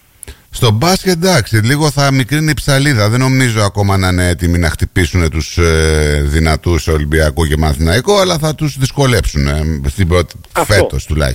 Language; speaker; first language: Greek; native; Greek